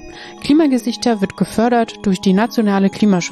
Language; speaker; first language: German; native; German